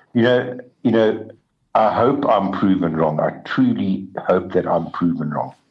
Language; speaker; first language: English; native; English